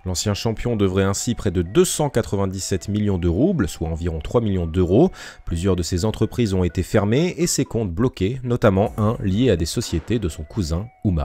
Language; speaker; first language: French; native; French